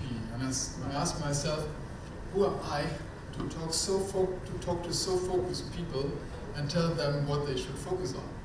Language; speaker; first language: English; non-native, fluent; German